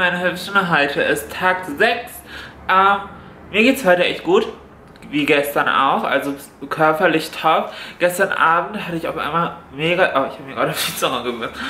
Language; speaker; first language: German; native; German